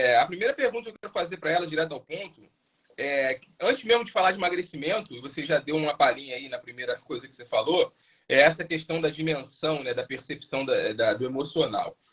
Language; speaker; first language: Portuguese; native; Portuguese